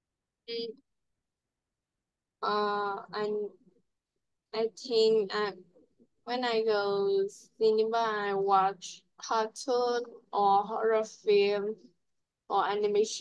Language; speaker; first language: English; non-native, learner; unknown